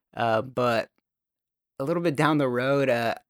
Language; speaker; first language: English; native; English